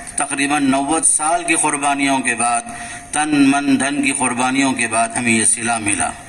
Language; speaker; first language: Urdu; native; Urdu